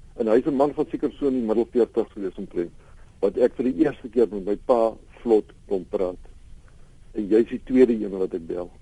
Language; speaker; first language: Afrikaans; native; Afrikaans